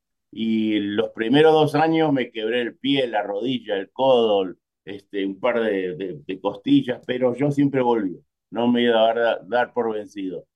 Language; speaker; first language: Spanish; native; Spanish